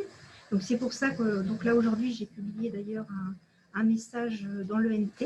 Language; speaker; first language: French; native; French